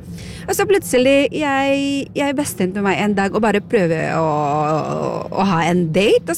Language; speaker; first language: Norwegian; non-native, fluent; Filipino